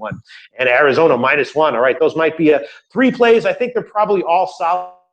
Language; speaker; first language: English; native; English